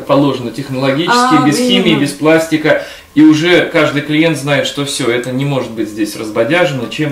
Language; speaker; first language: Russian; native; Russian